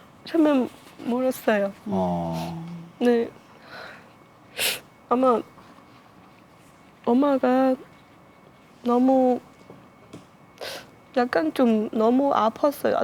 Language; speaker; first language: Korean; non-native, learner; Thai